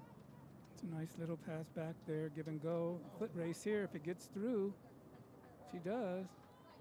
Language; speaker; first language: English; native; English